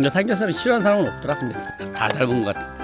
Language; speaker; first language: Korean; native; Korean